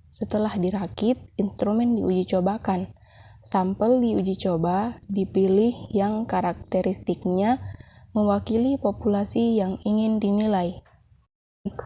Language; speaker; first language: Indonesian; native; Indonesian